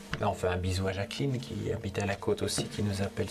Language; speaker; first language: French; native; French